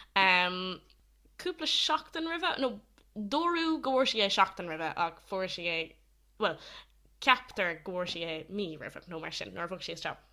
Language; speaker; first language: Irish; non-native, local second language; English